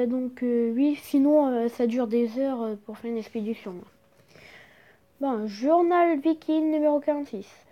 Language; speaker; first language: French; native; French